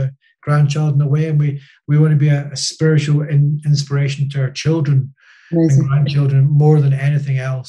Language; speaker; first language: English; native; English